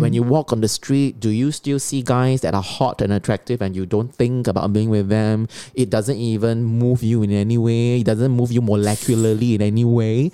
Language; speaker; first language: English; non-native, local second language; Chinese